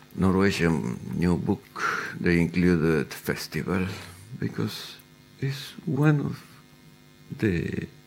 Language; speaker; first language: English; non-native, fluent; Spanish